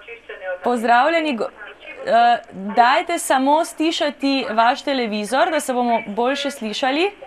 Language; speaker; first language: Slovenian; native; Slovenian